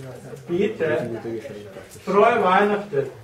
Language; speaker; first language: German; non-native, learner; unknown